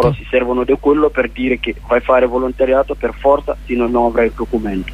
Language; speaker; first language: Italian; non-native, learner; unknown